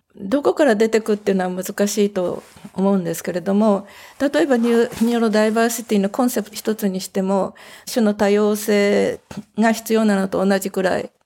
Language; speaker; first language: Japanese; native; Japanese